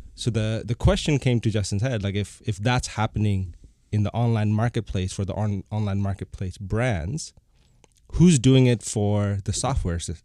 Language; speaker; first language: English; non-native, fluent; Bangla